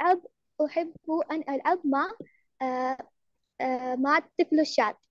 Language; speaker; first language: Arabic; non-native, learner; Urdu